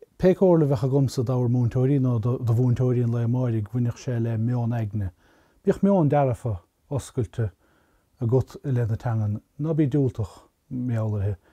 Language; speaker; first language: Irish; native; Irish